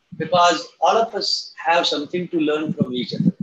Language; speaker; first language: English; non-native, local second language; Marathi